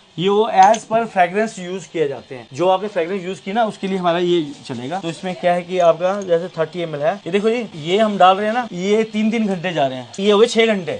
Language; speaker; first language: Hindi; native; Hindi